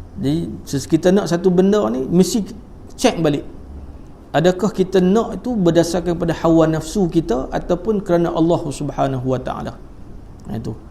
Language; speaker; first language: Malay; native; Malay